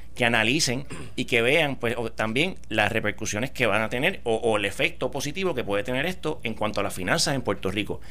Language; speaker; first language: Spanish; native; Spanish